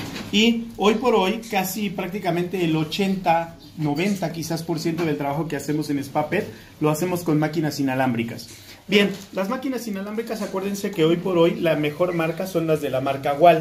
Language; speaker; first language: Spanish; native; Spanish